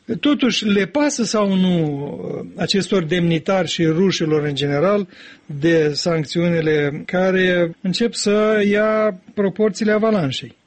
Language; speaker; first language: Romanian; native; Romanian